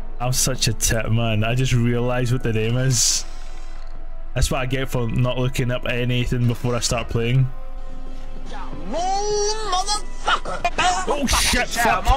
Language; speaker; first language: English; native; English